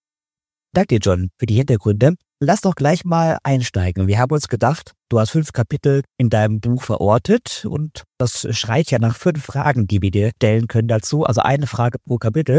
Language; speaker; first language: German; native; German